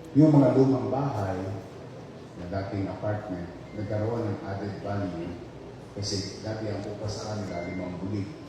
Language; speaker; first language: Filipino; native; Filipino